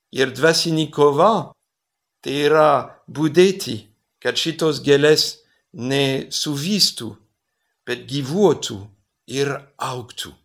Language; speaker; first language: Lithuanian; non-native, fluent; French